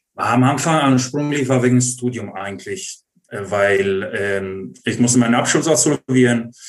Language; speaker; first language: German; non-native, fluent; Italian